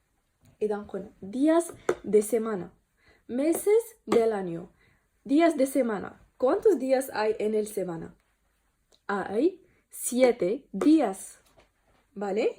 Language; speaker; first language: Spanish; non-native, learner; Arabic